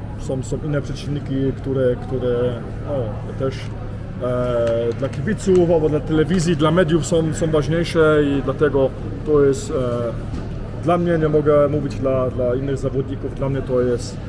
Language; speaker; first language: Polish; early bilingual, heritage; Polish